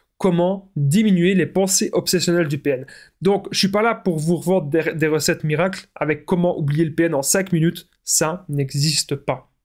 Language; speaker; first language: French; native; French